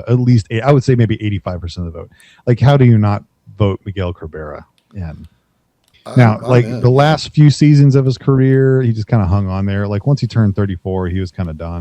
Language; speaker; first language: English; native; English